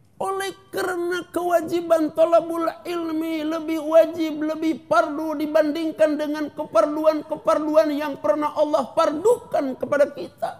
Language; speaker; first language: Indonesian; non-native, local second language; Sundanese